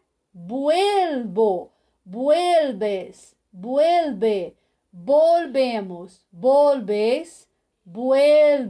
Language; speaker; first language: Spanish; non-native, fluent; Portuguese